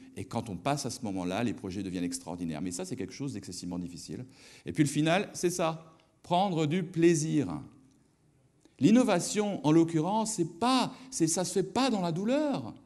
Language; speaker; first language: French; native; French